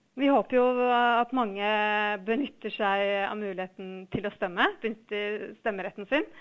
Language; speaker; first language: Norwegian; native; Norwegian